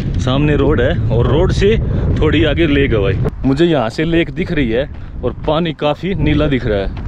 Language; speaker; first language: Hindi; native; Hindi